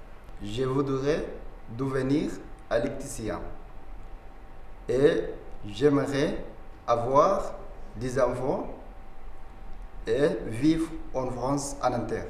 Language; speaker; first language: French; non-native, learner; Arabic